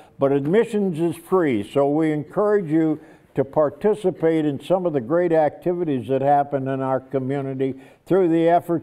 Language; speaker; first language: English; native; English